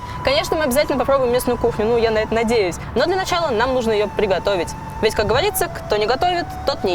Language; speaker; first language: Russian; native; Russian